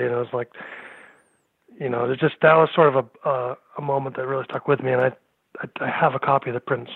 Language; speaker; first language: English; native; English